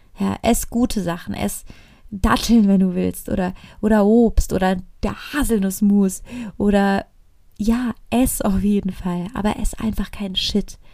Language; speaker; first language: German; native; German